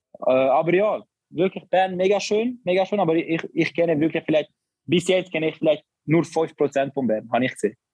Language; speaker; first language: German; non-native, learner; Albanian